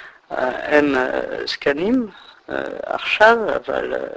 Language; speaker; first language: Hebrew; non-native, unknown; French